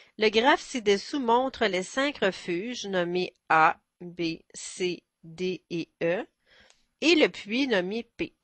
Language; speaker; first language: French; native; French